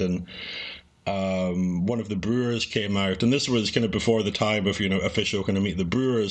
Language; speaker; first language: English; native; English